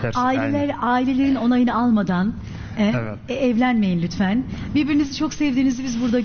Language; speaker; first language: Turkish; native; Turkish